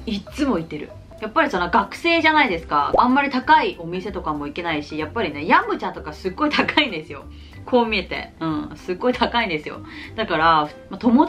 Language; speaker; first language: Japanese; non-native, fluent; Cantonese